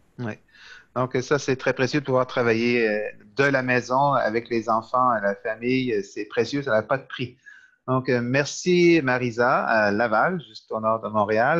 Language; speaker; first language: French; native; French